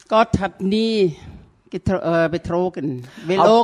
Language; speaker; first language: German; non-native, fluent; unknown